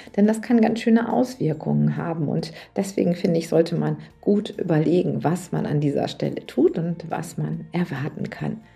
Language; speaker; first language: German; native; German